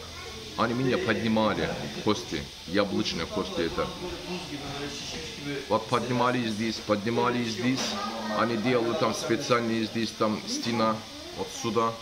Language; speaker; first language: Russian; non-native, learner; Turkish